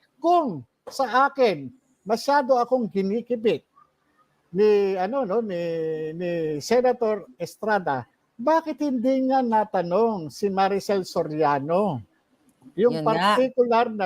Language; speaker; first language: Filipino; native; Filipino